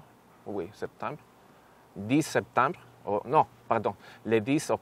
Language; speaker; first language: French; non-native, learner; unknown